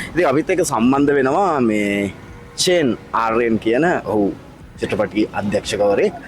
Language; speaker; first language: Sinhala; native; Sinhala